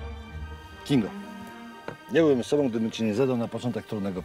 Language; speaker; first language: Polish; native; Polish